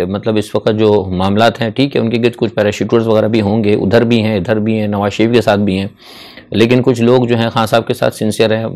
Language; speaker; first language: Urdu; native; Urdu